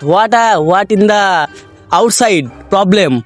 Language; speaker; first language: English; non-native, learner; Bangla